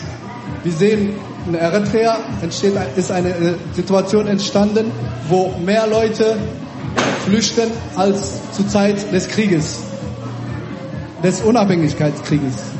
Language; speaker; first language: German; early bilingual, other home language; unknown